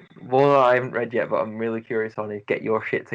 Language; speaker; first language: English; native; English